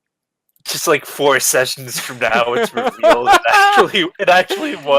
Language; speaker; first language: English; native; English